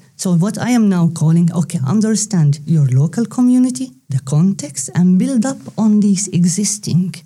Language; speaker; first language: English; non-native, fluent; Arabic